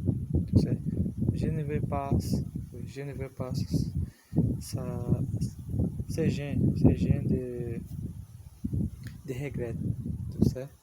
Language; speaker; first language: French; non-native, learner; Portuguese